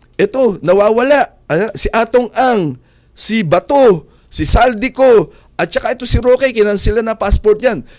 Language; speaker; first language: Filipino; native; Filipino